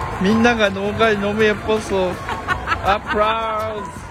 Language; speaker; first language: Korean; non-native, learner; Japanese